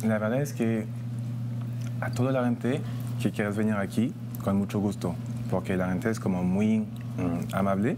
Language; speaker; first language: Spanish; non-native, fluent; French